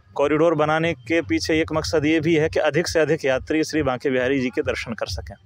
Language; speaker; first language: Hindi; native; Hindi